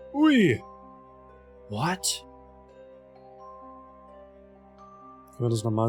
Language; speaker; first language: German; native; German